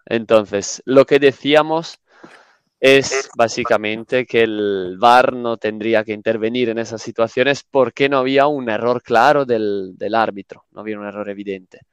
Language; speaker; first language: Spanish; non-native, fluent; Italian